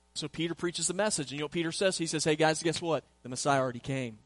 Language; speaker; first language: English; native; English